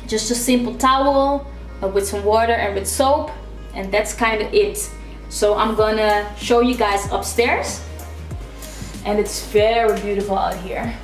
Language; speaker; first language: English; non-native, fluent; Dutch